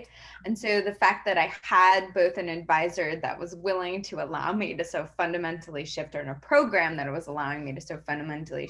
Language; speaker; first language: English; native; English